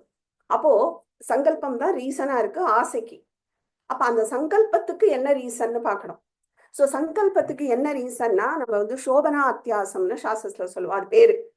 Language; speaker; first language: Tamil; native; Tamil